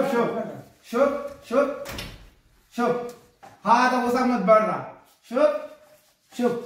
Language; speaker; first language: Arabic; non-native, learner; Hindi